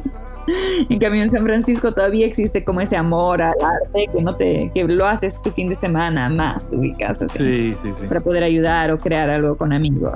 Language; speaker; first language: Spanish; native; Spanish